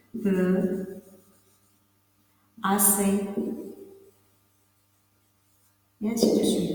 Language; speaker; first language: French; non-native, local second language; Arabic